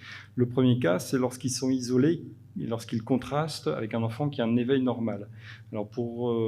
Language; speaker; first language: French; native; French